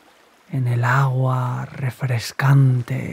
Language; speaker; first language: Spanish; native; Spanish